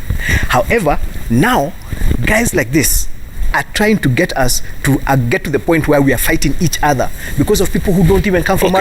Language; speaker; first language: English; non-native, local second language; Kikuyu